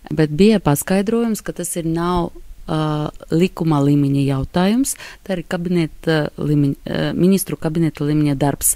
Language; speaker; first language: Latvian; non-native, local second language; Russian